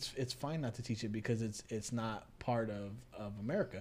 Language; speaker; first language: English; early bilingual, other home language; Spanish